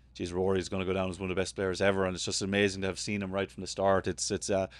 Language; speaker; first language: English; native; English